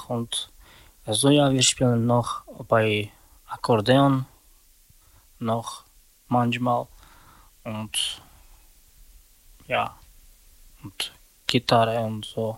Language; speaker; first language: German; non-native, learner; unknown